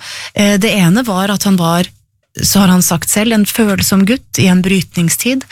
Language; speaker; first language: Norwegian; native; Norwegian